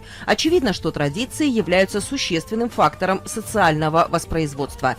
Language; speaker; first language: Russian; native; Russian